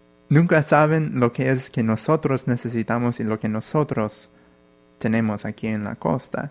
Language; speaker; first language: Spanish; non-native, fluent; English